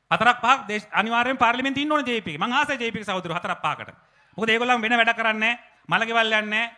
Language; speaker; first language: Sinhala; native; Sinhala